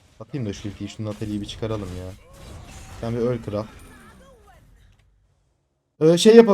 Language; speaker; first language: Turkish; native; Turkish